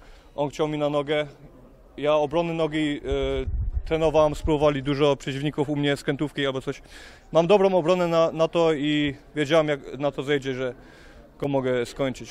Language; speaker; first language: Polish; early bilingual, heritage; Polish